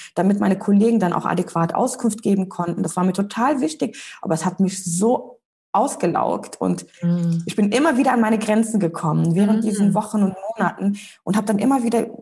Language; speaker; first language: German; early bilingual, other home language; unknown